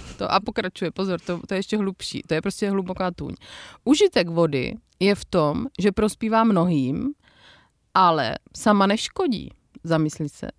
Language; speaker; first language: Czech; native; Czech